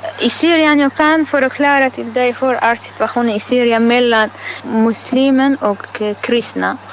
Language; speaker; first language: Swedish; non-native, learner; Arabic